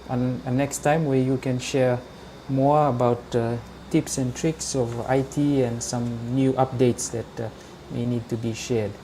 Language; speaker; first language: English; non-native, local second language; Fijian